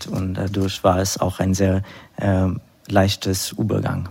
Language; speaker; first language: German; non-native, fluent; Hebrew